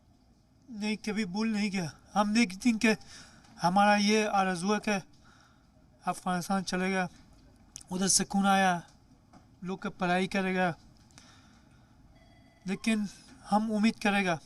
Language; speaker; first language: Hindi; non-native, learner; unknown